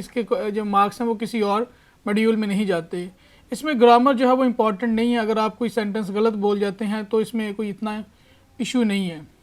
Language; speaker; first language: Urdu; non-native, local second language; Punjabi